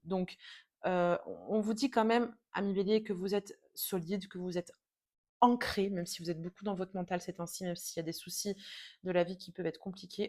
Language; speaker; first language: French; native; French